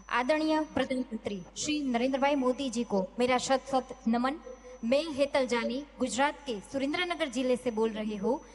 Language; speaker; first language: Hindi; native; Hindi